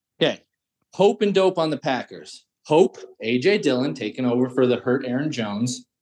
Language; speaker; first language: English; native; English